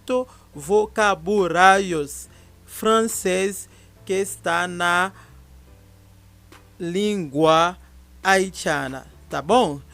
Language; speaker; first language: Portuguese; non-native, fluent; Haitian Creole